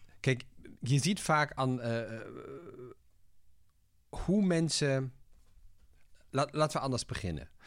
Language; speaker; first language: Dutch; non-native, fluent; German